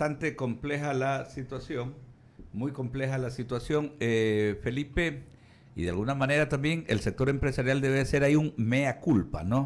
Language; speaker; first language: Spanish; native; Spanish